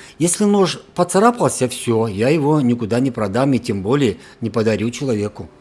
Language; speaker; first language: Russian; non-native, local second language; Karachay-Balkar